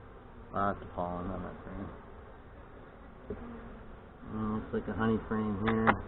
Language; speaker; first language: English; native; English